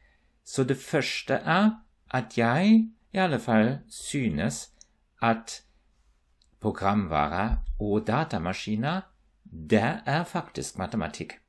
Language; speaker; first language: Norwegian; non-native, fluent; German